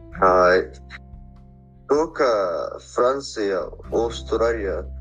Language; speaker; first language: Japanese; non-native, learner; Arabic